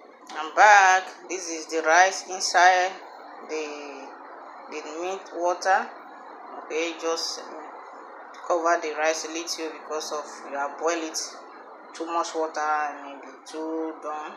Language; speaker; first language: English; non-native, local second language; Igbo